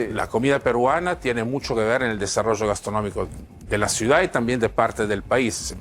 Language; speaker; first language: Spanish; non-native, fluent; Italian